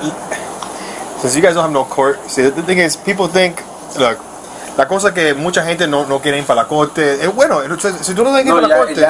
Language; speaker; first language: Spanish; early bilingual, heritage; Spanish